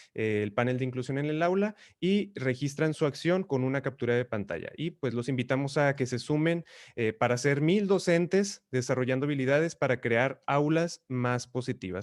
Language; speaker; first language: Spanish; native; Spanish